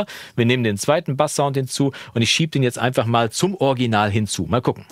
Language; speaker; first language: German; native; German